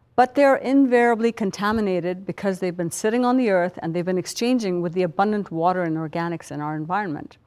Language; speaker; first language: English; non-native, local second language; Punjabi